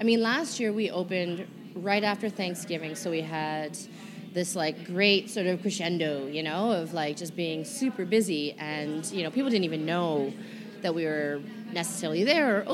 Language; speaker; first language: English; native; English